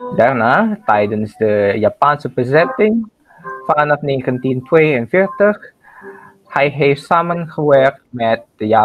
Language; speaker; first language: Dutch; non-native, learner; Indonesian